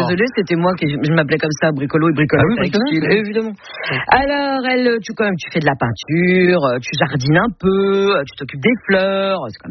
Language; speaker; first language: French; native; French